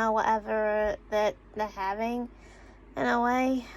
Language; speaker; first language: English; native; English